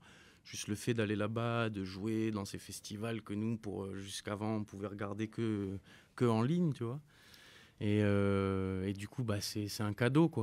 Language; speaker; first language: French; native; French